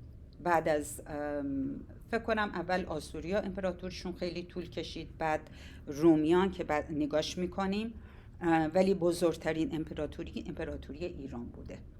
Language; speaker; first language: Persian; native; Persian